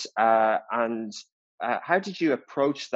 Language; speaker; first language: English; native; English